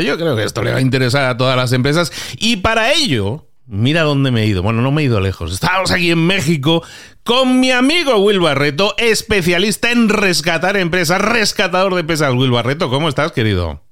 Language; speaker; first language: Spanish; native; Spanish